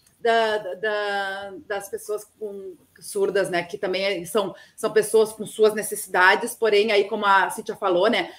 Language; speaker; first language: Portuguese; native; Portuguese